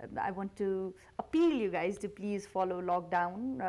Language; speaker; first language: English; non-native, local second language; Nepali